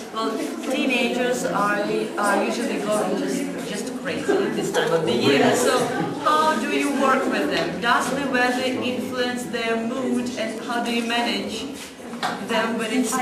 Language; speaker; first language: English; non-native, fluent; Ukrainian